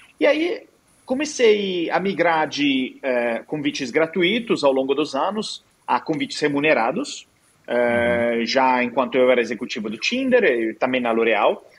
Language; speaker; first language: Portuguese; non-native, fluent; Italian